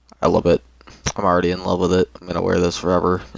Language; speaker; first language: English; native; English